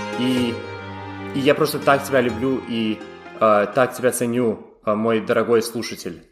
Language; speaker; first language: Russian; early bilingual, heritage; Russian